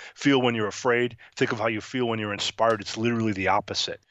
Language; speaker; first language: English; native; English